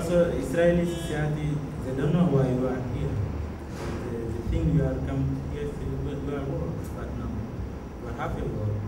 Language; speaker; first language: English; non-native, learner; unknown